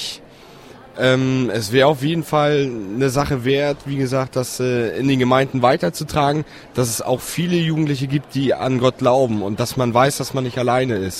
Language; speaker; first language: German; native; German